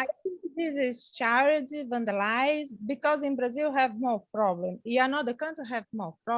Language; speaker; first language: English; non-native, learner; Portuguese